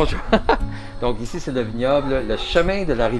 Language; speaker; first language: French; native; French